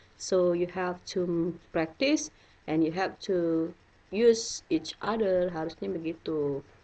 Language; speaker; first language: English; non-native, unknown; Indonesian